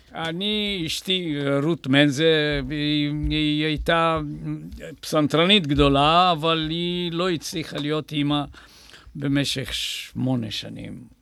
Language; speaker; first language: Hebrew; non-native, fluent; Bulgarian